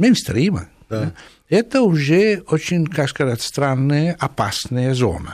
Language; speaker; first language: Russian; non-native, fluent; Italian